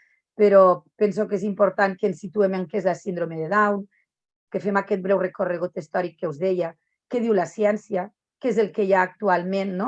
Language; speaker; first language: Catalan; native; Catalan